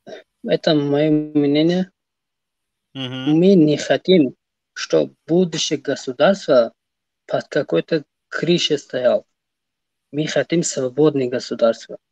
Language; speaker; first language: Russian; non-native, learner; Tajik